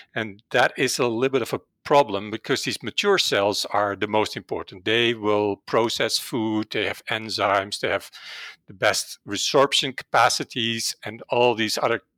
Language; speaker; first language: English; non-native, fluent; Dutch